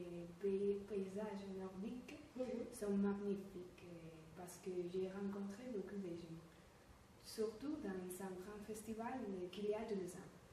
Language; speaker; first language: French; non-native, learner; Spanish